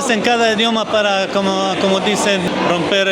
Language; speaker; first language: Spanish; non-native, learner; Arabic